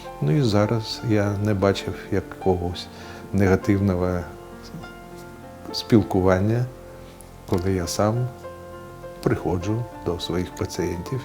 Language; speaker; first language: Ukrainian; non-native, local second language; Russian